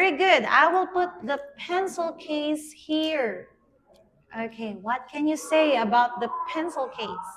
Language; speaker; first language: English; non-native, fluent; Vietnamese